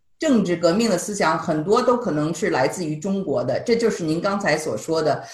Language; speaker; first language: Chinese; native; Chinese